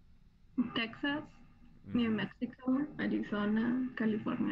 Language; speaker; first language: English; non-native, learner; Spanish